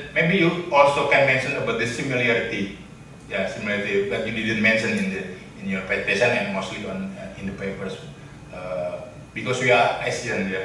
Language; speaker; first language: English; non-native, learner; Indonesian